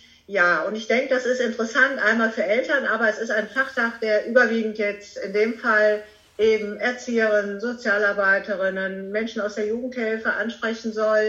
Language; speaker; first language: German; native; German